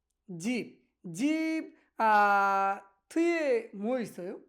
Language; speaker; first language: Korean; non-native, fluent; Bangla